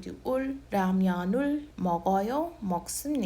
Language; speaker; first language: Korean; non-native, fluent; English